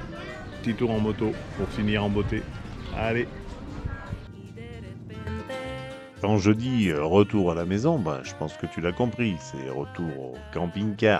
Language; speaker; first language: French; native; French